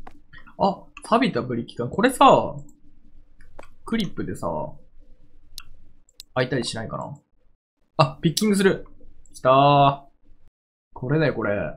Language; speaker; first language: Japanese; native; Japanese